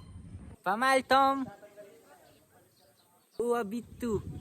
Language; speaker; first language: French; non-native, learner; Filipino